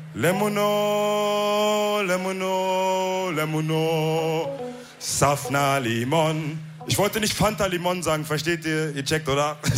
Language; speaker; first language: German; early bilingual, other home language; Wolof